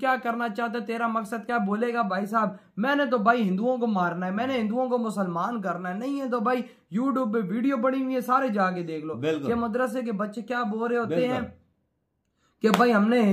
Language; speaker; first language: Urdu; non-native, local second language; Punjabi